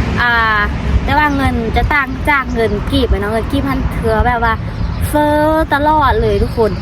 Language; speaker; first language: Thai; non-native, learner; Lao